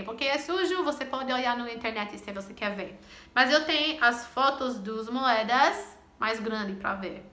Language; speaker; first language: Portuguese; non-native, fluent; English